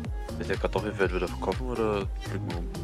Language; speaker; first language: German; native; German